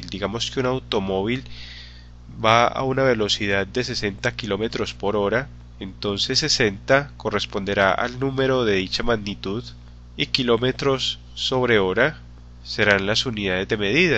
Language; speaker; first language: Spanish; native; Spanish